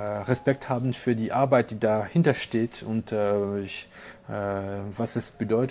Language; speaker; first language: German; non-native, local second language; French